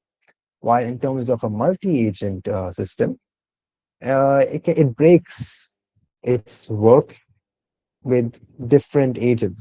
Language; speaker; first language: English; non-native, local second language; Malayalam